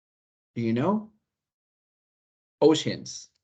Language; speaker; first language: English; non-native, fluent; Spanish